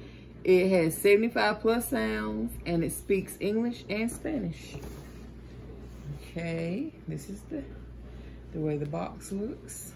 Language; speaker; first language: English; native; English